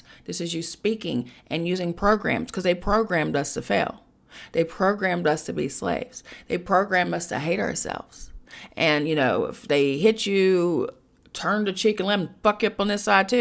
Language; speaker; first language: English; native; English